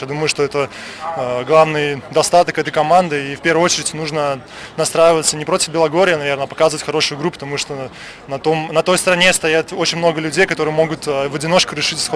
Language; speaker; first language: Russian; native; Russian